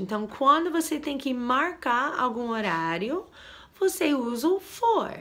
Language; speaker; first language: Portuguese; non-native, fluent; English